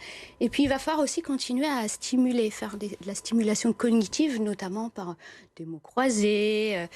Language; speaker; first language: French; native; French